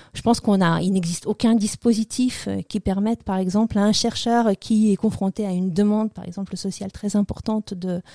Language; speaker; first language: French; early bilingual, other home language; Russian